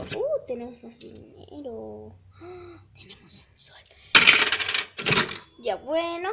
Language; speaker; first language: Spanish; native; Spanish